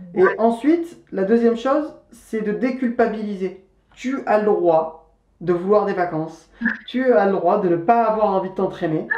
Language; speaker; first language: French; native; French